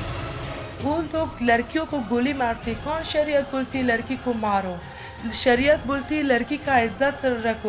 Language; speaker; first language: Hindi; non-native, learner; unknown